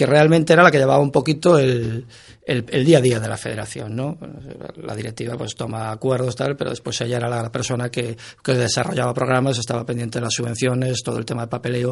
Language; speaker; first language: Spanish; native; Spanish